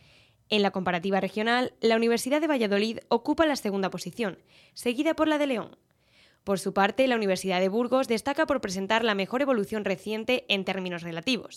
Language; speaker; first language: Spanish; native; Spanish